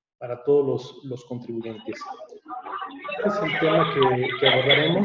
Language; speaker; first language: Spanish; native; Spanish